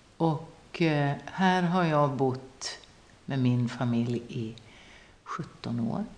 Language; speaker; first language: Swedish; non-native, local second language; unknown